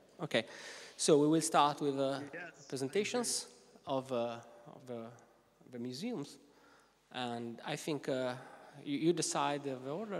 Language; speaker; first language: English; non-native, fluent; Italian